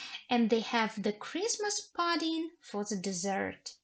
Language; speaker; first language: English; non-native, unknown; Ukrainian